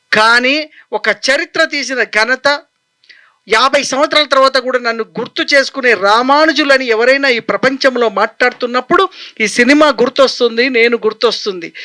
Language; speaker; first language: Telugu; native; Telugu